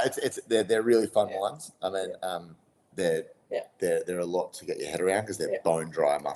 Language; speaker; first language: English; native; English